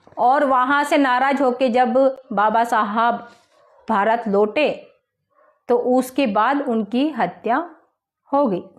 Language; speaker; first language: Hindi; non-native, local second language; Marathi